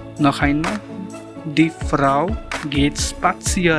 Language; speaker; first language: German; non-native, learner; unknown